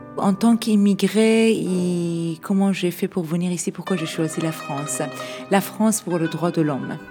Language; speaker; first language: French; non-native, fluent; Persian